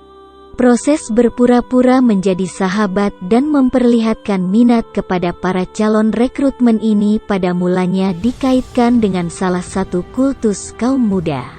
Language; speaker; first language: Indonesian; native; Indonesian